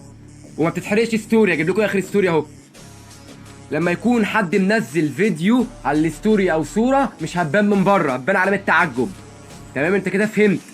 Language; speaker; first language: Arabic; native; Arabic